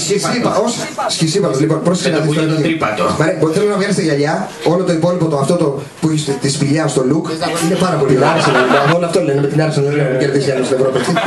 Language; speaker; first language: Greek; native; Greek